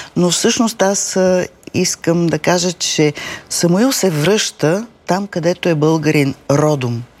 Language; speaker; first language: Bulgarian; native; Bulgarian